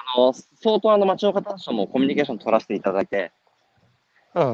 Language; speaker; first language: Japanese; native; Japanese